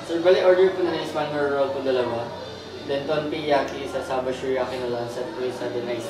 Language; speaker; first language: Filipino; native; Filipino